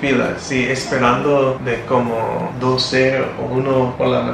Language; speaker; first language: Spanish; non-native, fluent; English